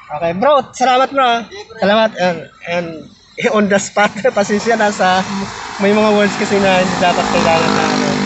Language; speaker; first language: Filipino; non-native, local second language; Bikol